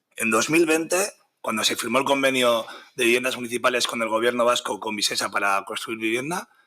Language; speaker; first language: Spanish; native; Spanish